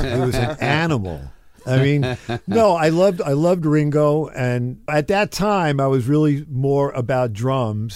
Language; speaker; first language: English; native; English